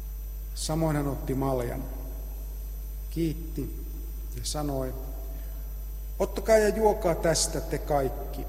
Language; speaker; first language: Finnish; native; Finnish